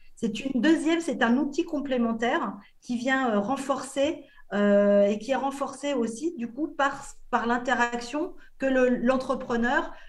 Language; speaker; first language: French; native; French